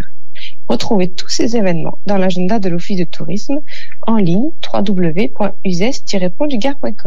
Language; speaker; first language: French; native; French